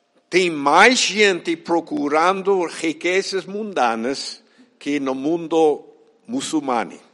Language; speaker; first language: Portuguese; non-native, fluent; Spanish